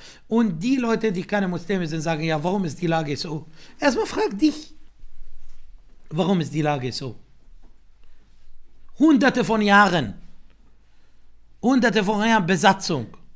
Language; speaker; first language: German; non-native, fluent; Arabic